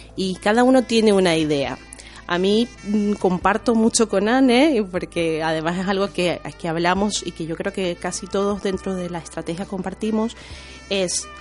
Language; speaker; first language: Spanish; native; Spanish